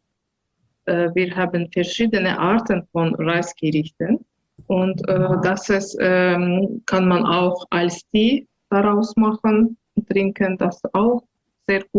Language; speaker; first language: German; non-native, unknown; Azerbaijani